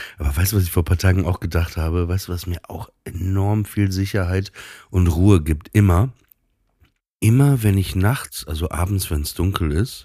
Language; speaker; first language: German; native; German